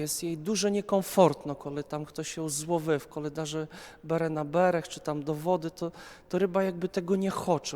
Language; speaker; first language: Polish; non-native, learner; Ukrainian